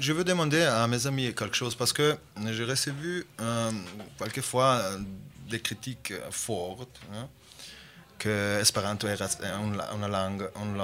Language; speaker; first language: French; non-native, fluent; Bosnian